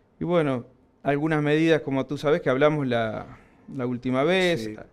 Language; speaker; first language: Spanish; native; Spanish